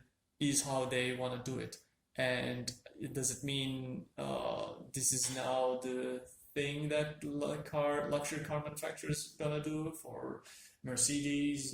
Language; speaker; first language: English; non-native, fluent; Turkish